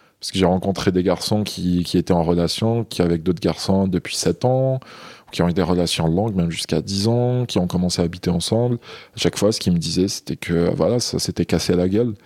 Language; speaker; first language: French; non-native, local second language; Kabyle